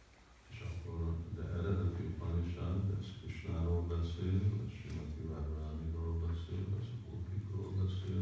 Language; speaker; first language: Hungarian; early bilingual, heritage; Hungarian